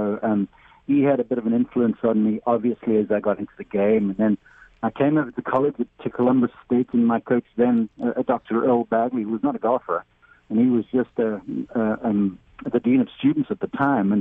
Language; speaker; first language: English; native; English